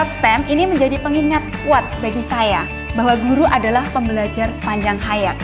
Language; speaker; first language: Indonesian; native; Indonesian